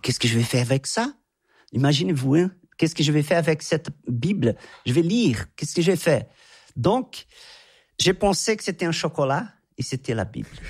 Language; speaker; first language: French; non-native, fluent; Portuguese